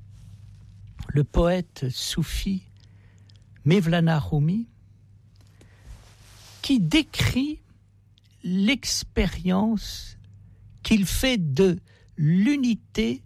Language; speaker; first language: French; native; French